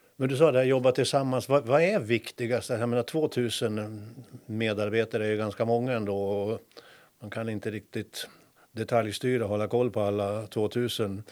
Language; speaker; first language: Swedish; native; Swedish